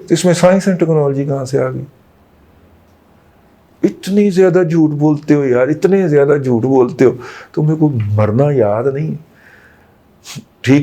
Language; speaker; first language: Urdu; non-native, local second language; Punjabi